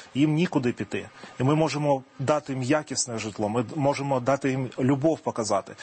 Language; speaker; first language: Ukrainian; native; Ukrainian